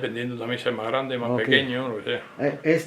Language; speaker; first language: Spanish; native; Spanish